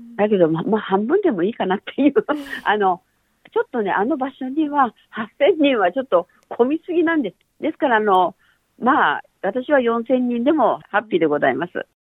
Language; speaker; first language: Japanese; native; Japanese